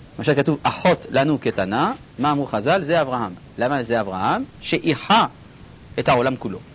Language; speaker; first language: Hebrew; non-native, fluent; French